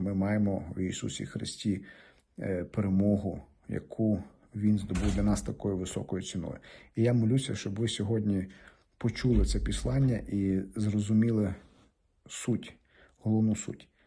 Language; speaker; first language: Ukrainian; native; Ukrainian